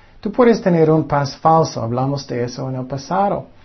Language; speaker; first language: Spanish; non-native, fluent; English